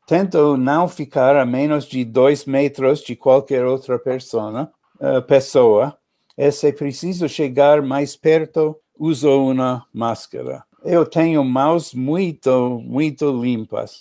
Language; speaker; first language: Portuguese; non-native, learner; English